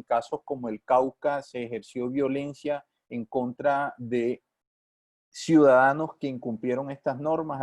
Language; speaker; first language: Spanish; native; Spanish